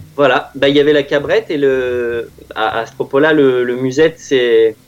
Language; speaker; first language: French; native; French